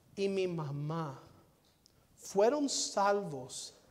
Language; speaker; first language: Spanish; non-native, fluent; English